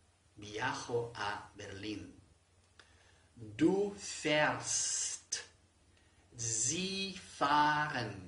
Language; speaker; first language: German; non-native, fluent; Spanish